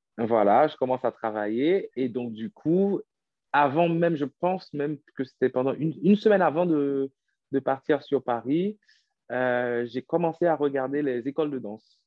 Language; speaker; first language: French; non-native, local second language; Haitian Creole